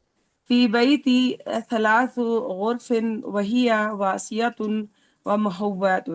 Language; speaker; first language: Arabic; non-native, learner; Urdu